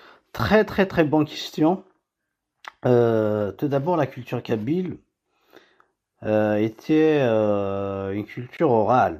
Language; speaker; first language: French; non-native, local second language; Kabyle